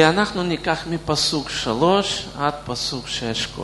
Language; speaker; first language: Hebrew; non-native, fluent; Russian